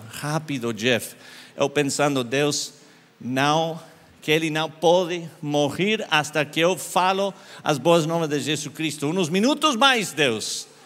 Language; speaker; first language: Portuguese; non-native, learner; English